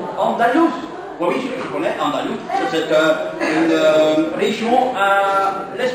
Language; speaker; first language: French; non-native, local second language; Dutch